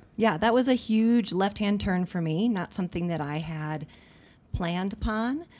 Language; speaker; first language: English; native; English